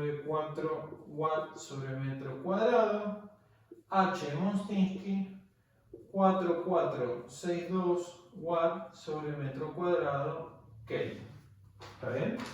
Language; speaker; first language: Spanish; native; Spanish